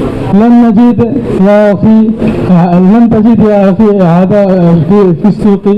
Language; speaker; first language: Arabic; non-native, learner; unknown